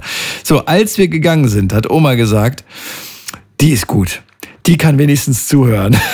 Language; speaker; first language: German; native; German